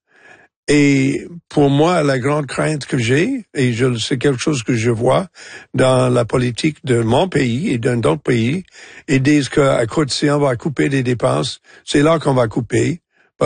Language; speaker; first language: French; non-native, local second language; English